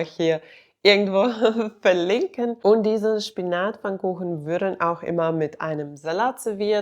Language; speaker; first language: German; non-native, fluent; Finnish